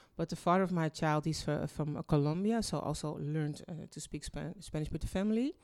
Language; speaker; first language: English; early bilingual, other home language; Dutch